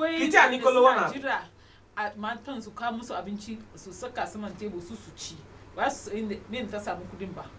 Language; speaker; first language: Hausa; non-native, local second language; Igbo